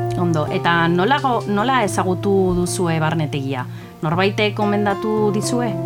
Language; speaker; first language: Basque; non-native, local second language; Spanish